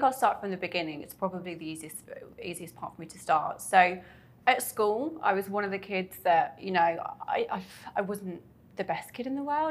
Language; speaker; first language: English; native; English